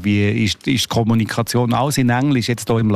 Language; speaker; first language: German; native; German